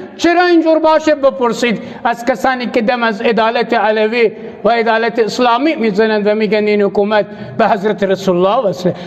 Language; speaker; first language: Persian; non-native, local second language; Baluchi